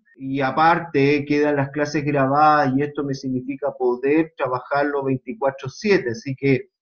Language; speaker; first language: Spanish; native; Spanish